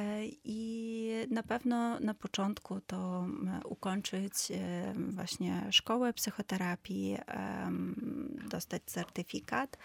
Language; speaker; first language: Polish; non-native, fluent; Ukrainian